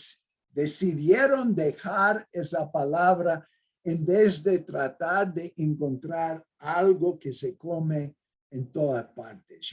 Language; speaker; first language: Spanish; non-native, fluent; English